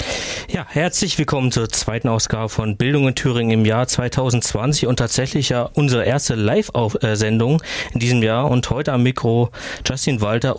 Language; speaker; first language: German; native; German